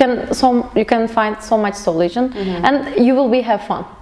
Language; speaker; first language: English; non-native, learner; Turkish